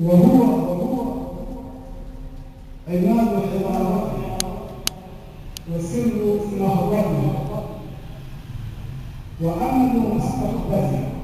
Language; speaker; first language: Arabic; native; Arabic